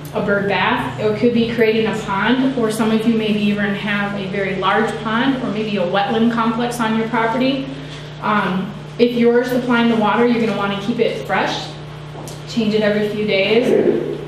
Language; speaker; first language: English; native; English